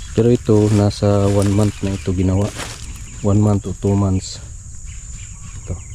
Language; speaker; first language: Filipino; non-native, local second language; Cebuano